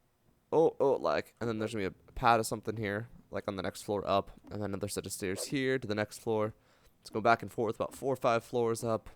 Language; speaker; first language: English; native; English